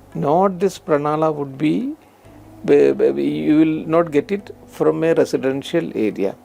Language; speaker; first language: English; non-native, local second language; Malayalam